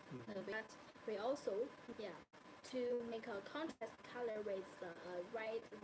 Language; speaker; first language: English; non-native, learner; Chinese